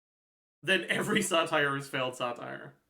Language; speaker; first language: English; native; English